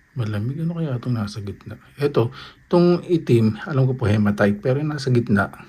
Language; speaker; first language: Filipino; native; Filipino